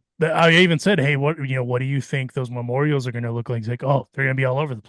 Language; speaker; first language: English; native; English